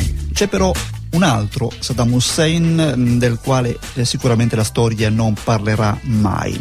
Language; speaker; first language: Italian; native; Italian